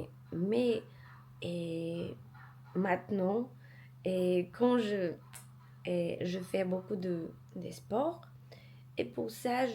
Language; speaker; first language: French; non-native, learner; Polish